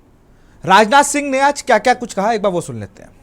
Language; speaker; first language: Hindi; native; Hindi